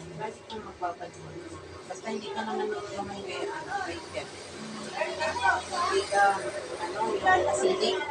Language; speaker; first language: Filipino; non-native, local second language; Cebuano